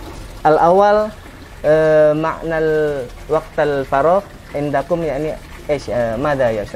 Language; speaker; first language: Arabic; non-native, learner; Indonesian